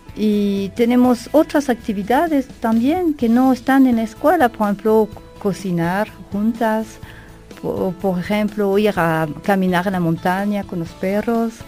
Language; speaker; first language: Spanish; non-native, fluent; French